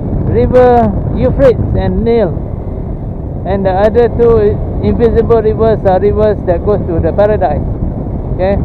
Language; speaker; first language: English; non-native, local second language; Malay